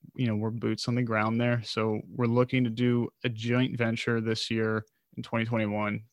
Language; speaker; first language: English; native; English